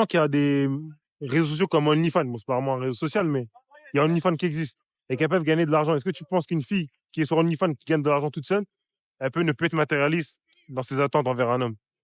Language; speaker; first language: French; native; French